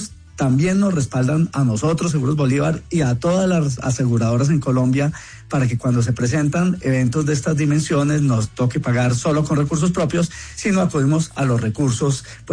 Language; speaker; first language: Spanish; native; Spanish